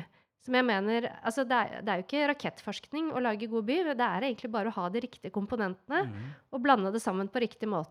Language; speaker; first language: Norwegian; native; Norwegian